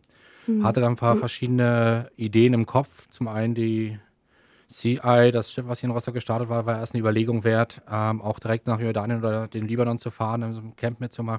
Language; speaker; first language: German; native; German